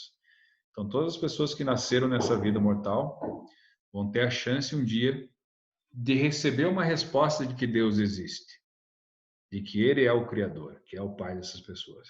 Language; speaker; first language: Portuguese; native; Portuguese